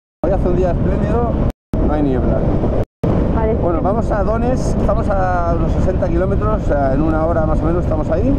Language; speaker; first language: Spanish; native; Spanish